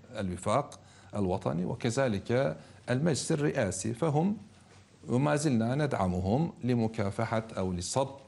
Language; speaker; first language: Arabic; non-native, fluent; Turkish